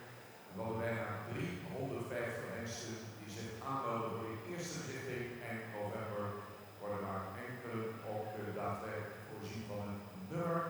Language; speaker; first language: Dutch; native; Dutch